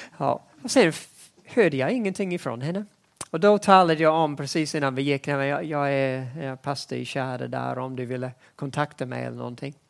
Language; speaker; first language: Swedish; non-native, fluent; English